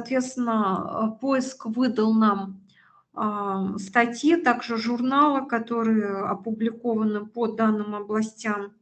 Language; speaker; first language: Russian; native; Russian